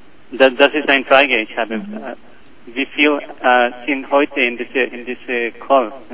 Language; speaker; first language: German; non-native, learner; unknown